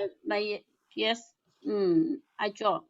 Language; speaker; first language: English; non-native, learner; Chinese